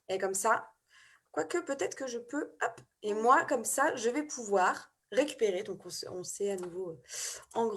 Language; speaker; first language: French; native; French